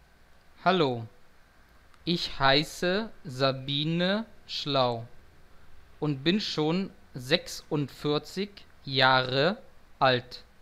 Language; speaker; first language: German; non-native, fluent; Portuguese